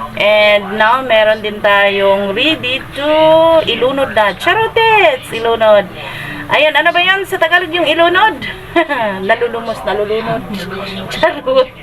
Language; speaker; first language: Filipino; non-native, local second language; Cebuano